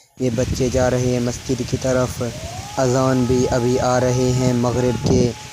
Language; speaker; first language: Urdu; non-native, local second language; Saraiki